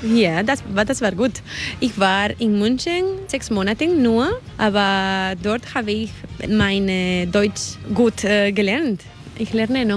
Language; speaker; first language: German; non-native, learner; Spanish